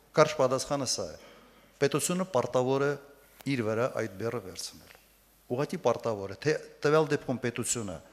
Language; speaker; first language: Armenian; native; Armenian